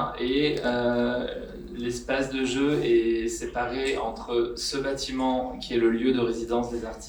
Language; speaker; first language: French; native; French